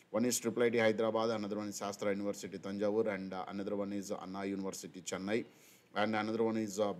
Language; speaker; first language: English; non-native, local second language; Telugu